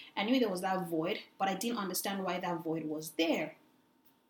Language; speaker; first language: English; non-native, local second language; Yoruba